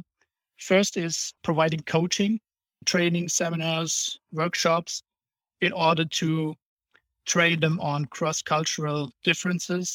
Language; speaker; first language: English; non-native, fluent; German